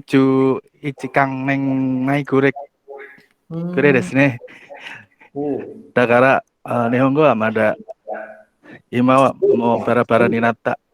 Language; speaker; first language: Japanese; non-native, learner; Javanese